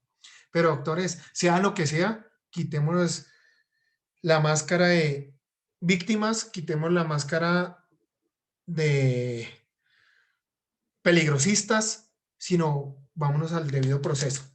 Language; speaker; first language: Spanish; native; Spanish